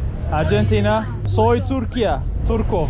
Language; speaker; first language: Spanish; non-native, learner; Turkish